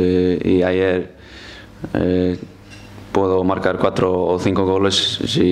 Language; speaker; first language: Spanish; non-native, fluent; Icelandic